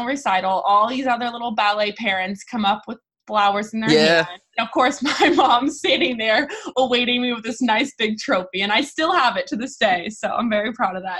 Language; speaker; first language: English; native; English